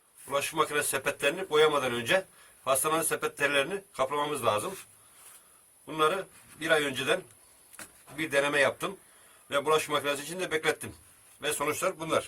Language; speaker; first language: Turkish; native; Turkish